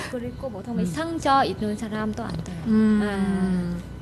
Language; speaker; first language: Korean; non-native, learner; Vietnamese